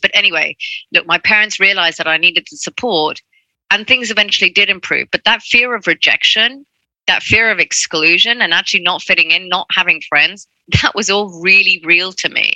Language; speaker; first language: English; non-native, local second language; Cantonese